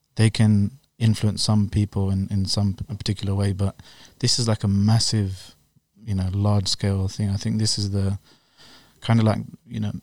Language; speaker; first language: English; native; English